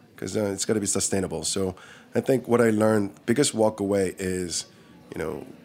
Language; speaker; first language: English; early bilingual, other home language; Korean